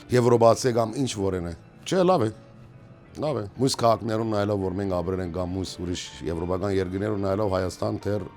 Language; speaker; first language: Armenian; early bilingual, heritage; Armenian